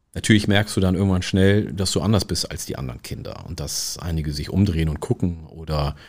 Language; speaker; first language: German; early bilingual, other home language; Oromo